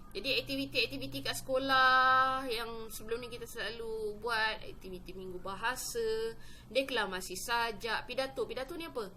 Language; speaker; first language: Malay; native; Malay